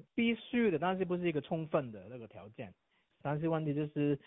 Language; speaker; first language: Chinese; non-native, local second language; Cantonese